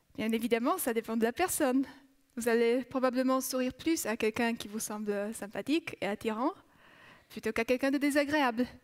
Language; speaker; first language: French; non-native, fluent; Polish